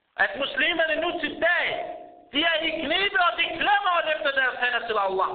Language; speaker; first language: Danish; early bilingual, other home language; Arabic